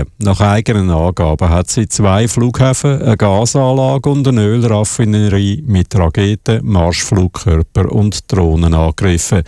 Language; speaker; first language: German; native; German